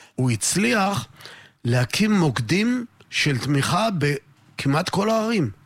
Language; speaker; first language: Hebrew; native; Hebrew